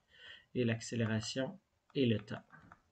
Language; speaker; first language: French; native; French